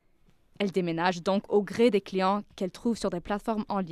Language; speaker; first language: French; native; French